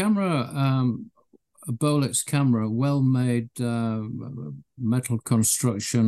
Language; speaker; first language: English; native; English